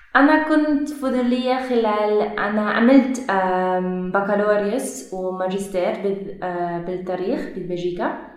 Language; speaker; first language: Arabic; non-native, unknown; Dutch